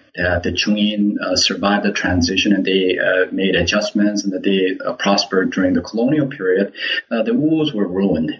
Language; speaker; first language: English; early bilingual, other home language; Korean